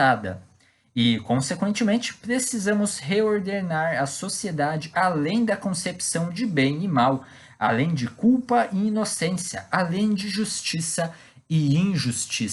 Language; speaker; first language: Portuguese; native; Portuguese